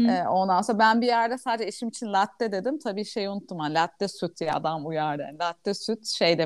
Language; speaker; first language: Turkish; native; Turkish